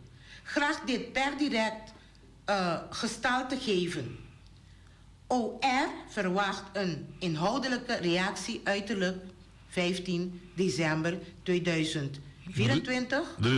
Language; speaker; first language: Dutch; non-native, local second language; Papiamento